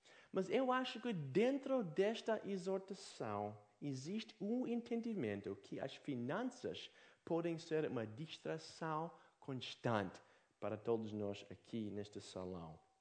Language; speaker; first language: Portuguese; non-native, fluent; English